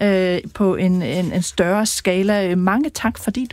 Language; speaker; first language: Danish; native; Danish